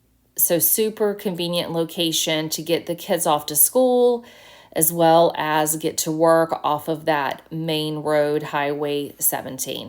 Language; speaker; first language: English; native; English